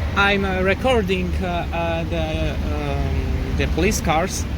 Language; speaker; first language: English; non-native, learner; Polish